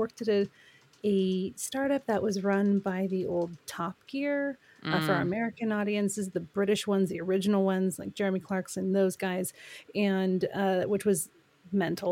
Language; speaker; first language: English; native; English